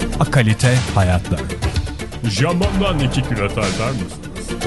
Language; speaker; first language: Turkish; native; Turkish